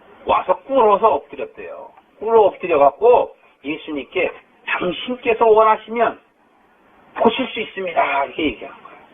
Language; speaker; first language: Korean; native; Korean